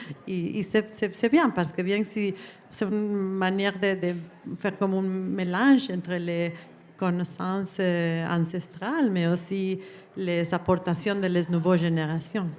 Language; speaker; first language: French; non-native, fluent; Spanish